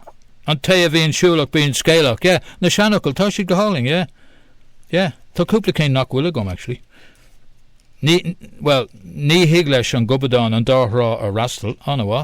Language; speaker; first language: Irish; non-native, local second language; English